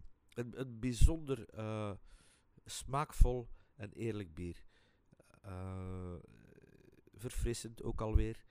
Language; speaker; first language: Dutch; native; Dutch